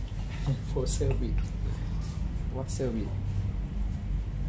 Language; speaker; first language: English; non-native, learner; Thai